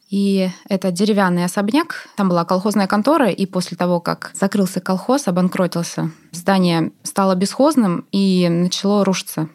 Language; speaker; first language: Russian; native; Russian